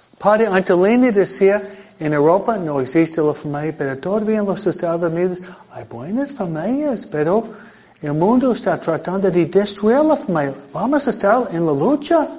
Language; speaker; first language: Spanish; non-native, fluent; English